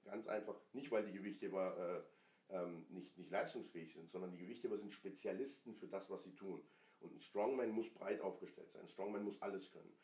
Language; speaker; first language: German; early bilingual, other home language; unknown